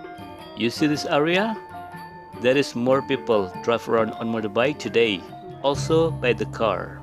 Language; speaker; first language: English; non-native, learner; Indonesian